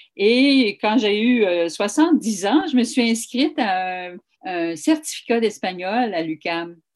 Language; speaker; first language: French; native; French